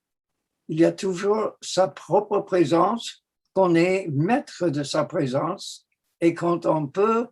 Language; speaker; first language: French; non-native, fluent; English